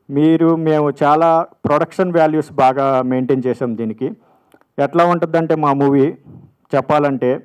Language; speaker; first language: Telugu; native; Telugu